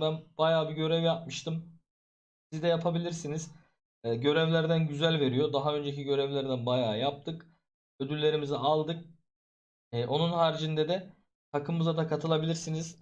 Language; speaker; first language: Turkish; native; Turkish